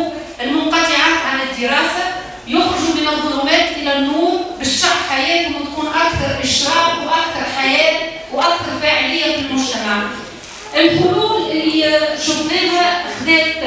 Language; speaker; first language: Arabic; native; Arabic